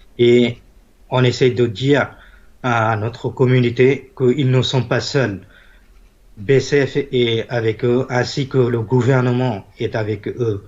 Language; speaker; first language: French; non-native, fluent; Bangla